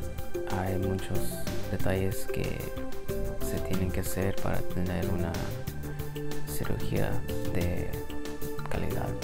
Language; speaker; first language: Spanish; early bilingual, heritage; Spanish